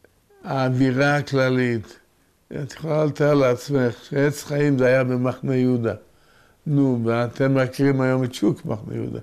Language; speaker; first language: Hebrew; early bilingual, other home language; Yiddish